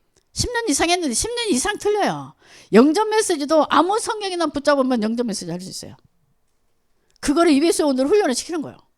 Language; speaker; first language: Korean; native; Korean